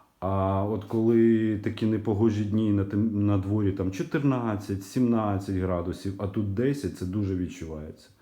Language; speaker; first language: Ukrainian; native; Ukrainian